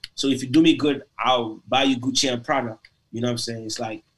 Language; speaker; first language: English; non-native, local second language; Igbo